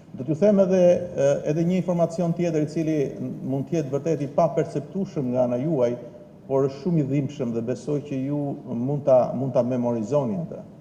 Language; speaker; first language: Albanian; native; Albanian